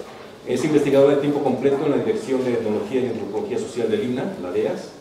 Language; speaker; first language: Spanish; native; Spanish